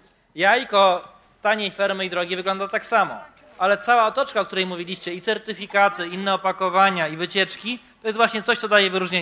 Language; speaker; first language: Polish; native; Polish